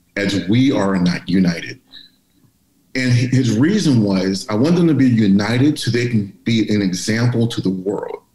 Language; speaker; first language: English; native; English